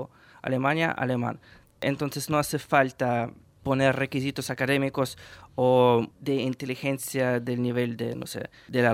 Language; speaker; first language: Spanish; non-native, fluent; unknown